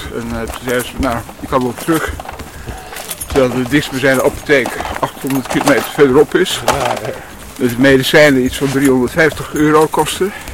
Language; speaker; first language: Dutch; early bilingual, other home language; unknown